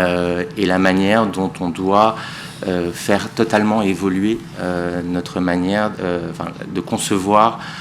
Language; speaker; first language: French; native; French